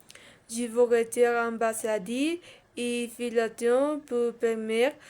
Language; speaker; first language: French; non-native, learner; Spanish